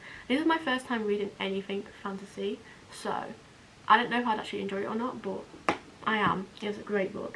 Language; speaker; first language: English; native; English